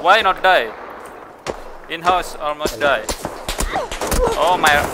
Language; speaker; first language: English; non-native, learner; Indonesian